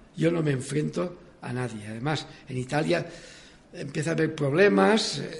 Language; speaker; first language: Spanish; non-native, local second language; Catalan